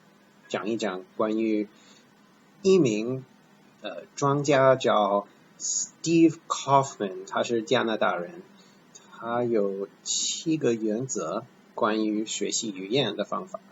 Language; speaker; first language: Chinese; non-native, fluent; English